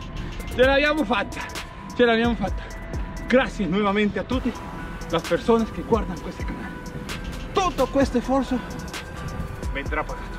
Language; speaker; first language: Italian; non-native, learner; Spanish